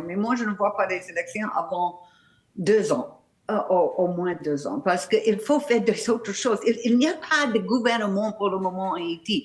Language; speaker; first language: French; non-native, learner; English